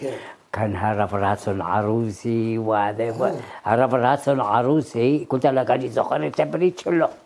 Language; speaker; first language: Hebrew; early bilingual, other home language; Arabic